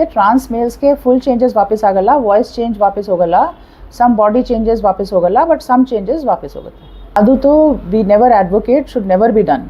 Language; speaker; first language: Kannada; non-native, learner; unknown